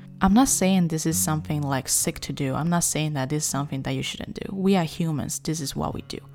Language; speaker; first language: English; non-native, fluent; Chinese